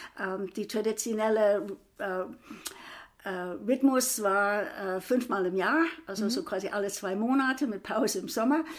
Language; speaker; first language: German; non-native, fluent; English